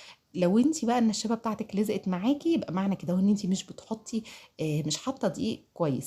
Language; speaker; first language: Arabic; native; Arabic